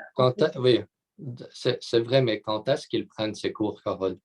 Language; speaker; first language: French; non-native, local second language; Arabic